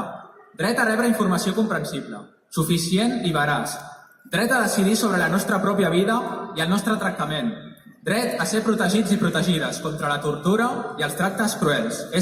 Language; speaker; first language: Catalan; native; Catalan